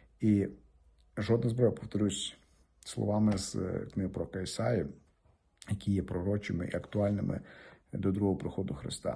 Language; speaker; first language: Ukrainian; native; Ukrainian